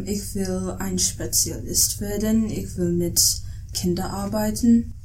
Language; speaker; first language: German; non-native, learner; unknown